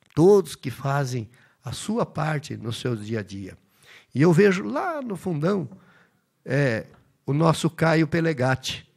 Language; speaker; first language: Portuguese; early bilingual, other home language; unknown